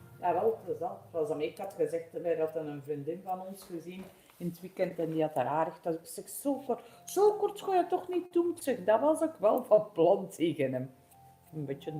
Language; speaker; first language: Dutch; native; Dutch